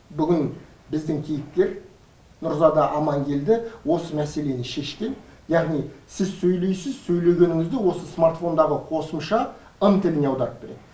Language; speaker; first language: Kazakh; native; Kazakh